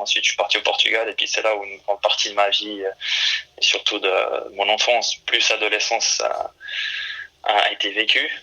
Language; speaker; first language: French; early bilingual, other home language; Portuguese